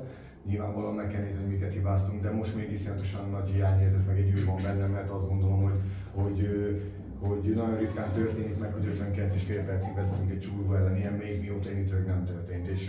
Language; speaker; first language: Hungarian; native; Hungarian